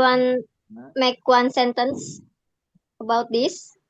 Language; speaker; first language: English; non-native, fluent; Indonesian